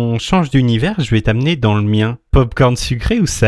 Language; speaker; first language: French; native; French